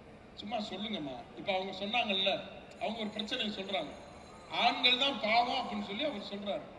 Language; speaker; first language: Tamil; native; Tamil